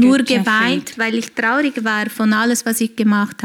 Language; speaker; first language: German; non-native, fluent; Portuguese